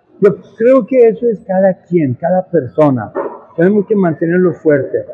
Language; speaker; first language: Spanish; non-native, fluent; Persian